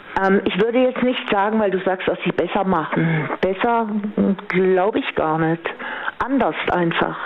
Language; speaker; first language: German; native; German